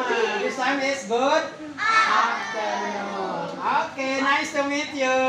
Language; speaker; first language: English; non-native, learner; Indonesian